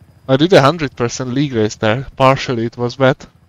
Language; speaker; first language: English; non-native, fluent; Hungarian